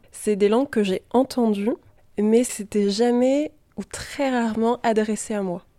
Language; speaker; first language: French; native; French